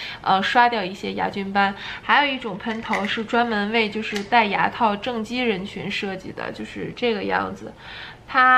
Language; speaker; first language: Chinese; native; Chinese